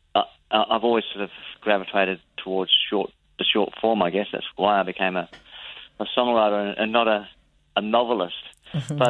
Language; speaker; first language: English; native; English